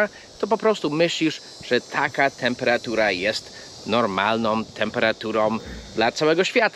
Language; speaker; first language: Polish; non-native, fluent; English